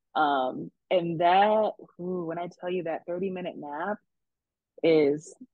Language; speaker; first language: English; native; English